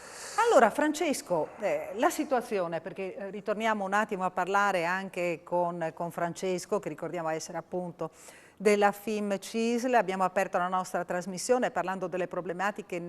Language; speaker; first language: Italian; native; Italian